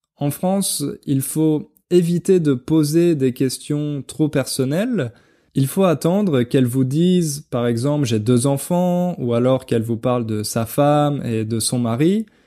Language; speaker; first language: French; native; French